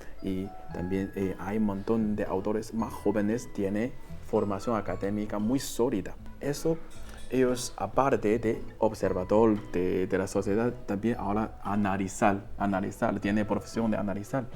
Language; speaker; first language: Spanish; non-native, fluent; Chinese